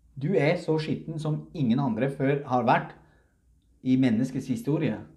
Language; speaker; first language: Norwegian; early bilingual, other home language; Uzbek